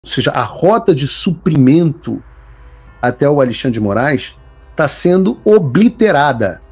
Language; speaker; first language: Portuguese; native; Portuguese